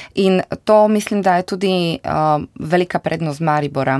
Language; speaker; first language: Slovenian; non-native, fluent; Slovak